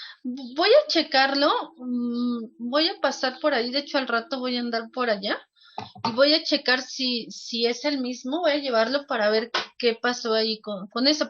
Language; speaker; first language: Spanish; native; Spanish